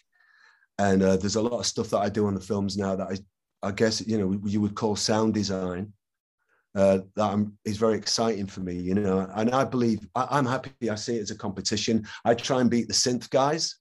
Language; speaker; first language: English; native; English